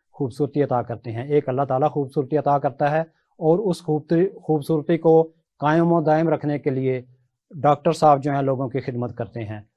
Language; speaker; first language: Urdu; native; Urdu